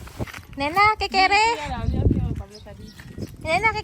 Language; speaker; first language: Spanish; non-native, learner; Filipino